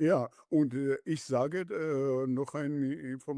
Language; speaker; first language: German; non-native, fluent; Georgian